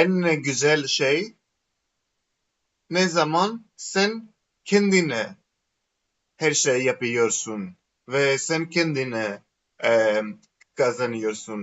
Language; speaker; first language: Turkish; non-native, learner; Greek